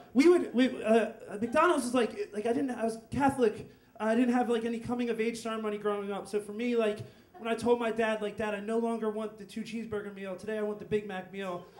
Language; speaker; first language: English; native; English